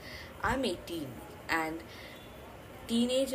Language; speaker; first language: English; non-native, local second language; Bangla